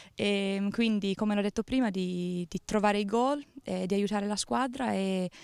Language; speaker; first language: Italian; non-native, fluent; English